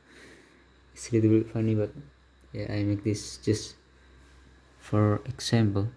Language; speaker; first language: English; non-native, learner; Indonesian